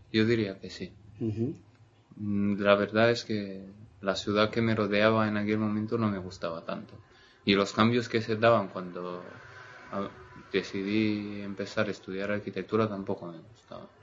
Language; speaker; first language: Spanish; non-native, fluent; Romanian